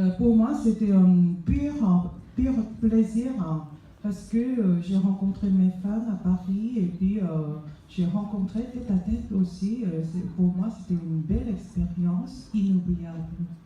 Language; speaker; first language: French; non-native, fluent; Korean